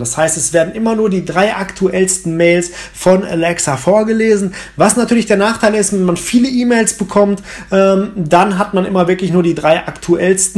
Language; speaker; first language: German; native; German